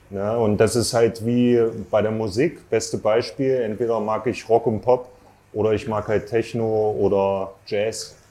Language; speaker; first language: German; native; German